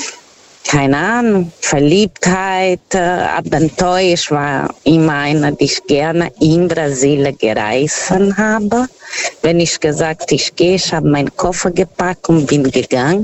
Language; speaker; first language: German; non-native, fluent; Portuguese